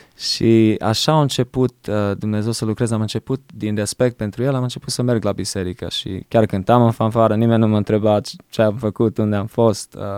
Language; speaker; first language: Romanian; early bilingual, heritage; Romanian